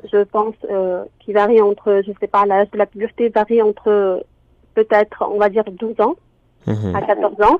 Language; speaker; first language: French; non-native, local second language; Arabic